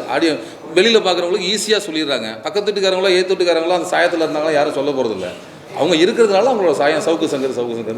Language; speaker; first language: Tamil; native; Tamil